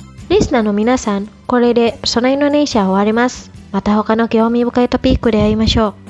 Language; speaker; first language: Japanese; non-native, fluent; Indonesian